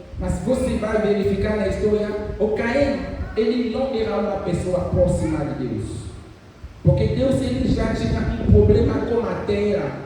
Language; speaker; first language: Portuguese; non-native, fluent; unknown